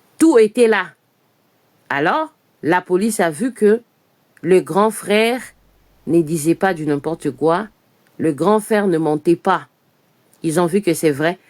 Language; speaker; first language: French; non-native, local second language; Lingala